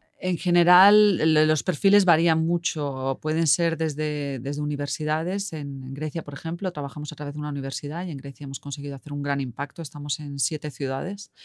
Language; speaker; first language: Spanish; native; Spanish